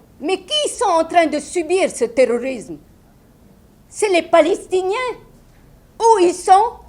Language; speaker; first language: French; non-native, local second language; Wolof